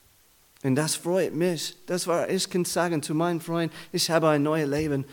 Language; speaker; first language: German; non-native, learner; English